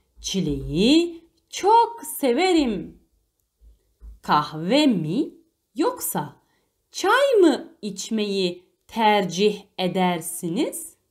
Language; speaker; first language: Turkish; non-native, fluent; Arabic